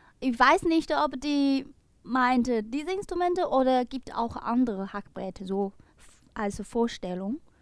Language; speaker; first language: German; non-native, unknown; Chinese